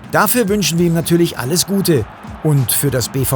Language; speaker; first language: German; native; German